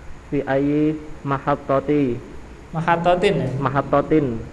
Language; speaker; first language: Arabic; non-native, learner; Indonesian